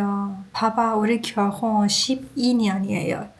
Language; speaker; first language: Korean; non-native, learner; Persian